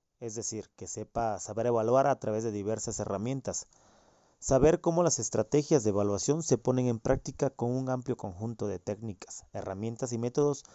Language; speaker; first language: Spanish; native; Spanish